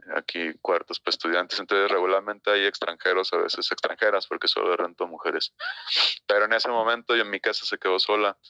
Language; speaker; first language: Spanish; native; Spanish